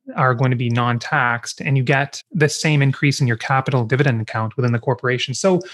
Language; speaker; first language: English; native; English